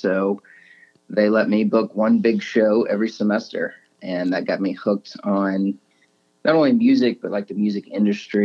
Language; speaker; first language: English; native; English